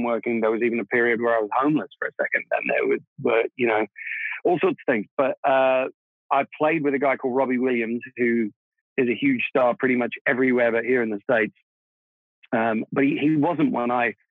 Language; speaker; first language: English; non-native, local second language; Czech